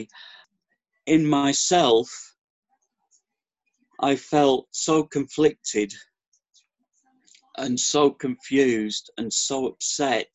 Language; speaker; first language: English; native; English